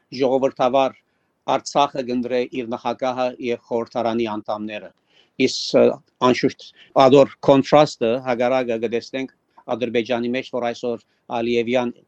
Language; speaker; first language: Armenian; native; Armenian